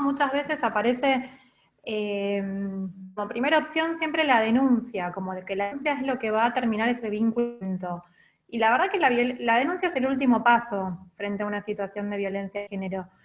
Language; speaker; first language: Spanish; native; Spanish